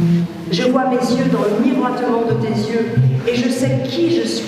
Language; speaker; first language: French; native; French